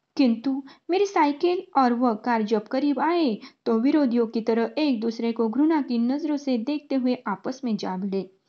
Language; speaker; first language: Hindi; non-native, local second language; Marathi